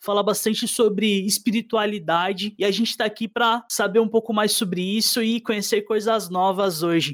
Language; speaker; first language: Portuguese; native; Portuguese